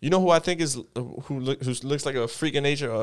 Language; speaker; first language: English; early bilingual, other home language; Spanish